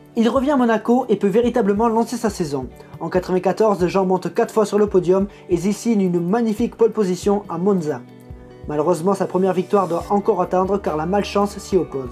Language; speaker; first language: French; native; French